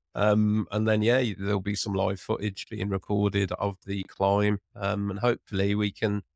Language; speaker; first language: English; native; English